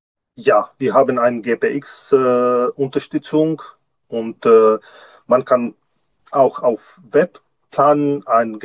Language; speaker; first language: German; non-native, learner; Czech